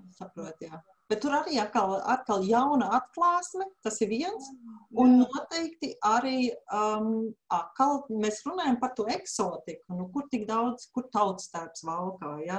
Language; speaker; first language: Latvian; native; Latvian